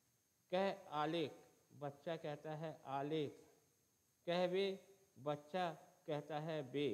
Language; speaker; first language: Hindi; native; Hindi